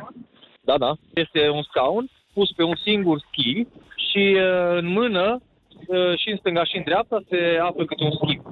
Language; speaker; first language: Romanian; native; Romanian